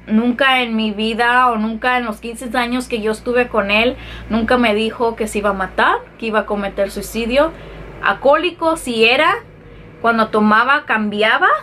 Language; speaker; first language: Spanish; early bilingual, heritage; Spanish